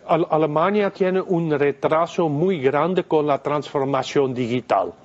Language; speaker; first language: Spanish; non-native, fluent; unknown